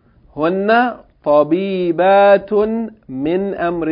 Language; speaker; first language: Arabic; non-native, fluent; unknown